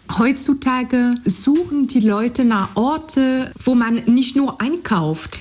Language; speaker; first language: German; non-native, fluent; French